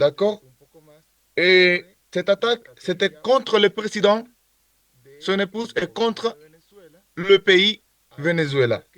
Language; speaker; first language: French; non-native, learner; Spanish